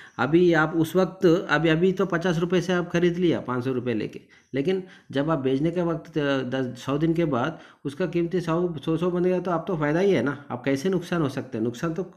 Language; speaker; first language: Hindi; non-native, local second language; Telugu